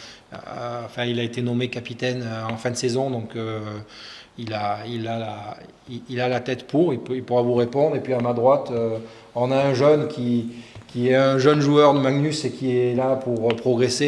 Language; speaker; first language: French; native; French